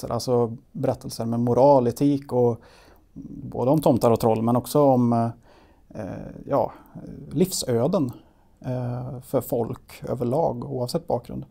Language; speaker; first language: Swedish; native; Swedish